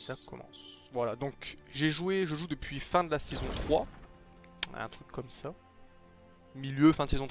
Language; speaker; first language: French; native; French